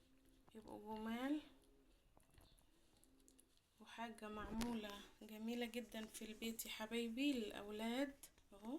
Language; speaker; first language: Arabic; native; Arabic